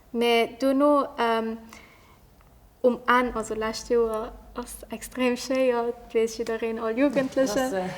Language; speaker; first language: Luxembourgish; early bilingual, other home language; Persian